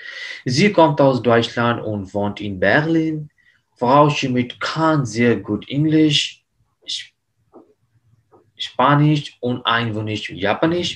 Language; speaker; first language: German; non-native, learner; Hindi